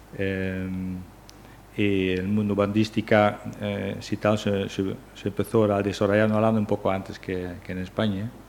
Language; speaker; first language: Spanish; non-native, fluent; Dutch